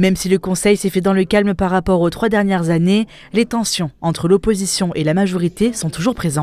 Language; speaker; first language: French; native; French